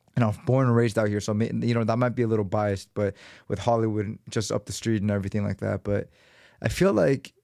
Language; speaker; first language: English; native; English